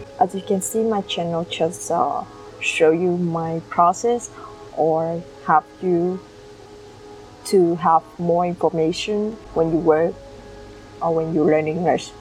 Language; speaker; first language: English; non-native, learner; Vietnamese